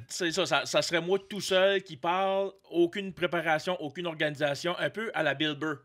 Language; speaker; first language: French; native; French